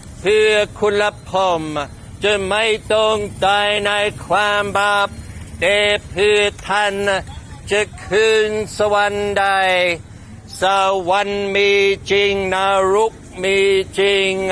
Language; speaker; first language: Thai; non-native, fluent; English